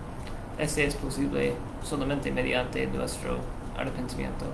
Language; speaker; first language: Spanish; non-native, learner; English